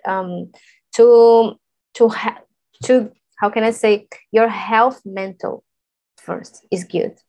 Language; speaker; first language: English; non-native, learner; Portuguese